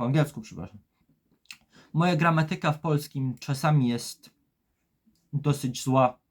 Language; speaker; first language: Polish; early bilingual, heritage; Polish